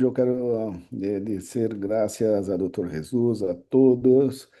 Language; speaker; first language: Spanish; non-native, learner; Portuguese